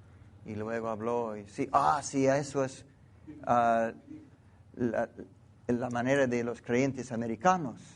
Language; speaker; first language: Spanish; non-native, learner; English